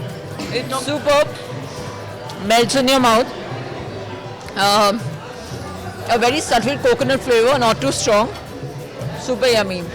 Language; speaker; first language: English; non-native, fluent; Hindi